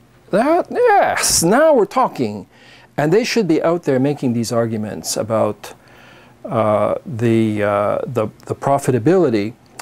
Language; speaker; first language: English; native; English